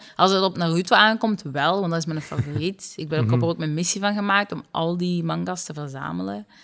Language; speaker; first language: Dutch; early bilingual, other home language; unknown